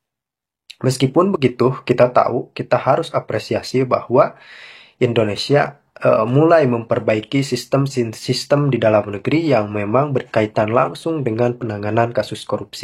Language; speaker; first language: Indonesian; native; Indonesian